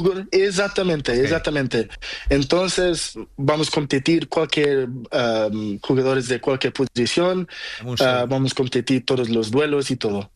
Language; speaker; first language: Spanish; non-native, learner; Portuguese